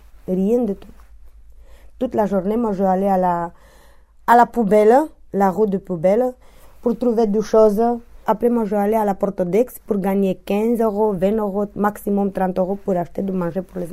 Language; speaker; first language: French; non-native, learner; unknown